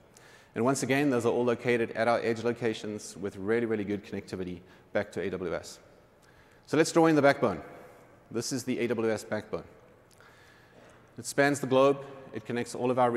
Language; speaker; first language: English; native; English